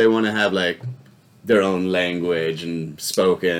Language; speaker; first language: English; native; English